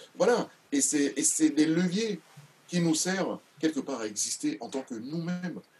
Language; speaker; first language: French; non-native, local second language; Duala